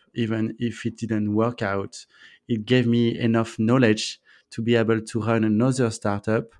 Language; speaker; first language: English; non-native, fluent; French